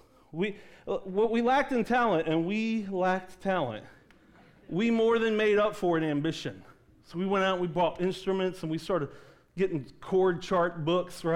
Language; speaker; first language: English; native; English